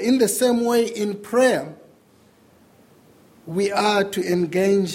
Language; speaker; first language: English; non-native, local second language; Shona